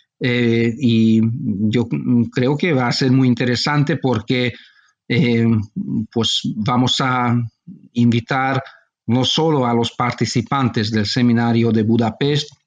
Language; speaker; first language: Spanish; non-native, fluent; Hungarian